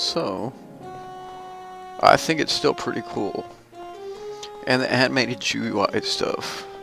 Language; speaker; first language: English; native; English